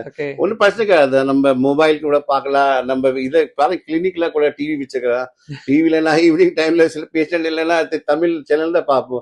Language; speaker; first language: Tamil; non-native, fluent; Hindi